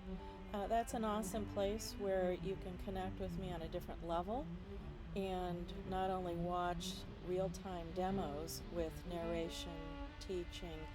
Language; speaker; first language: English; native; English